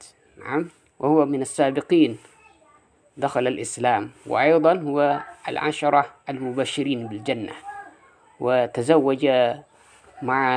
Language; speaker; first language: Arabic; non-native, fluent; Indonesian